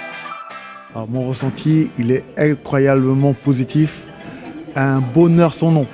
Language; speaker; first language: French; native; French